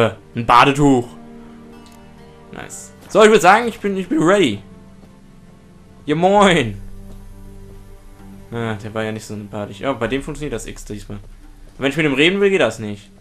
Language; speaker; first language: German; native; German